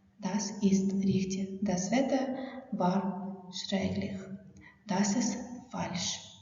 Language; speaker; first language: German; non-native, fluent; Ukrainian